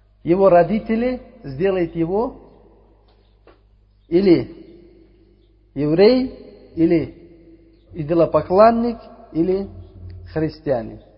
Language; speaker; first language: Russian; non-native, learner; Uzbek